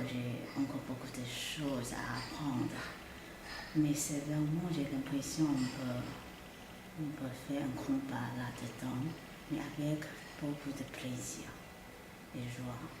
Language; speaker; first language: French; non-native, fluent; Chinese